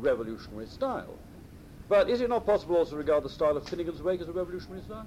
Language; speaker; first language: English; native; English